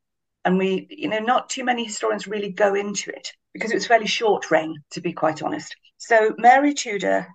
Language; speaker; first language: English; native; English